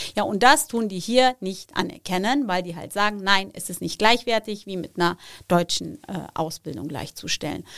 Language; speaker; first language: German; early bilingual, other home language; Turkish